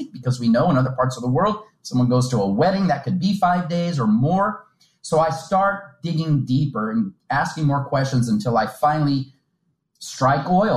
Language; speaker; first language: English; native; English